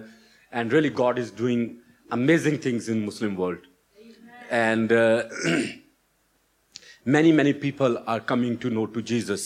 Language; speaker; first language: English; non-native, local second language; Urdu